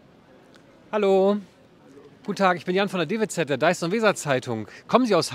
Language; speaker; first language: German; native; German